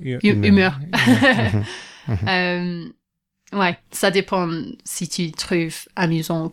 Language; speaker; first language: French; non-native, fluent; English